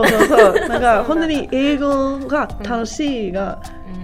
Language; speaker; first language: Japanese; non-native, learner; English